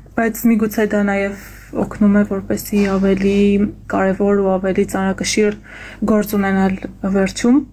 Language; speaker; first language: Armenian; native; Armenian